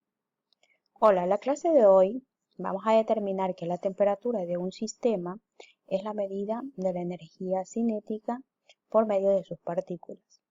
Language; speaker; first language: Spanish; native; Spanish